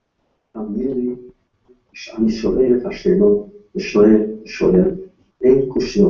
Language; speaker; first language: Hebrew; non-native, fluent; Yiddish